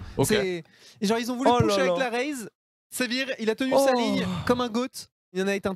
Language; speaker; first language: French; native; French